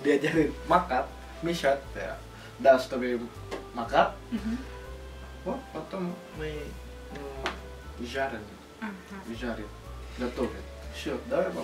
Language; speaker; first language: Russian; non-native, learner; Indonesian